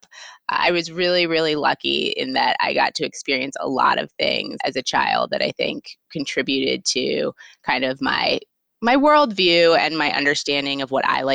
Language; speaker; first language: English; native; English